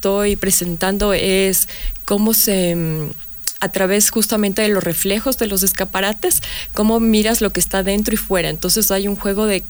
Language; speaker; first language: Spanish; native; Spanish